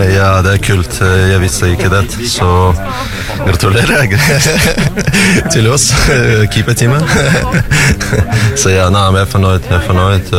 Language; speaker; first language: Norwegian; non-native, learner; Russian